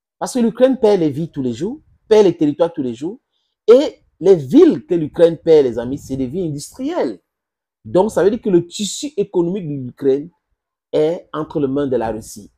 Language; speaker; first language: French; non-native, local second language; English